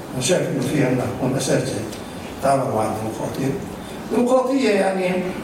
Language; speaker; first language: Arabic; native; Arabic